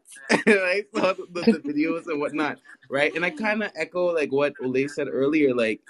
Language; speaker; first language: English; native; English